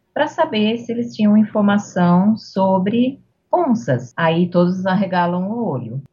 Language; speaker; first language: Portuguese; native; Portuguese